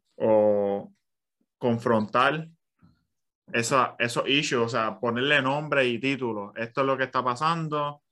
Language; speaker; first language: Spanish; early bilingual, other home language; English